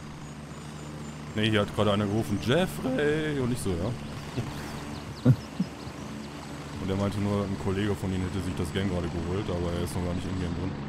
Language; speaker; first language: German; native; German